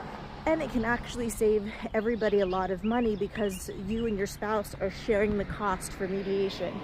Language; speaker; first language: English; native; English